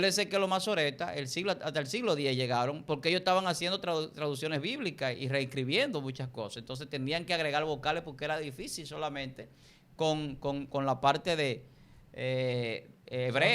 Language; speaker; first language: Spanish; native; Spanish